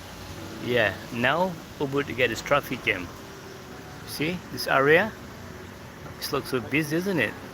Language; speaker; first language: English; non-native, learner; Indonesian